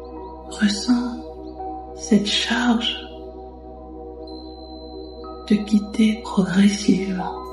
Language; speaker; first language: French; native; French